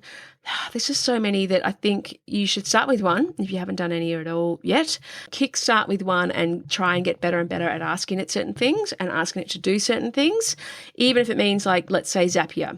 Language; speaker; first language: English; native; English